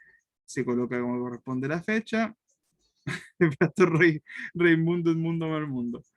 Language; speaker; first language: Spanish; native; Spanish